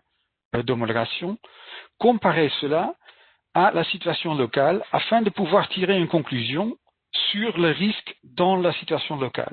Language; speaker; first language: French; non-native, fluent; Dutch